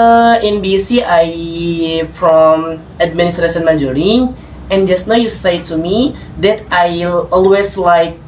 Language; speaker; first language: English; non-native, learner; Indonesian